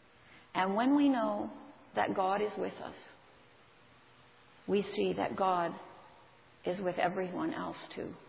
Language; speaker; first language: English; native; English